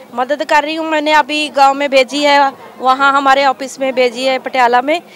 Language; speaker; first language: Hindi; native; Hindi